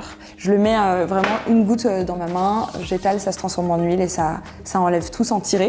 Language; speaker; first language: French; native; French